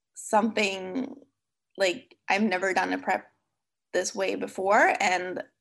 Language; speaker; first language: English; non-native, fluent; Swedish